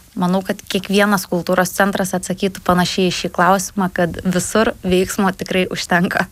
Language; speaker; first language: Lithuanian; native; Lithuanian